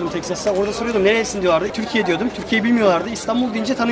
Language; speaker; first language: Turkish; native; Turkish